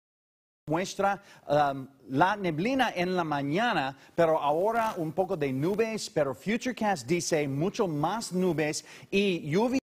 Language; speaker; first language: Spanish; non-native, fluent; English